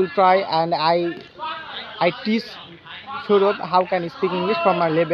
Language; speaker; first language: English; non-native, learner; Bangla